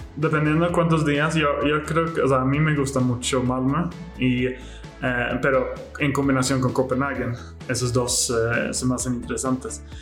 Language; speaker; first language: Spanish; non-native, fluent; Swedish